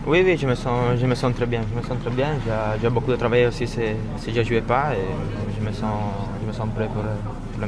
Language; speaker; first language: French; non-native, fluent; Italian